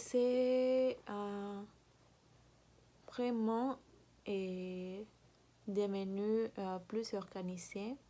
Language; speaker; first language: French; non-native, learner; Spanish